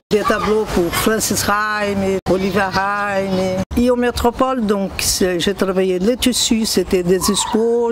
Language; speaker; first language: French; non-native, fluent; Portuguese